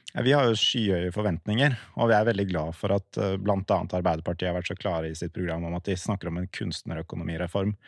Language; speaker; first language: Norwegian; native; Norwegian